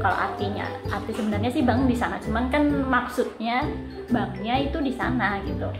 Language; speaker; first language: Indonesian; native; Indonesian